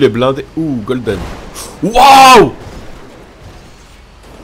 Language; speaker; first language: French; native; French